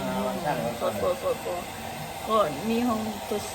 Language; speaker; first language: Japanese; non-native, learner; Filipino